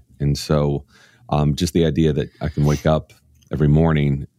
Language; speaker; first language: English; native; English